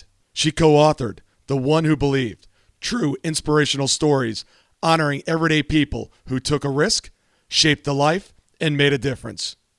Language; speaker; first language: English; native; English